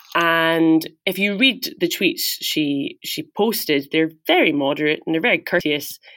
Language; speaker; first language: English; native; English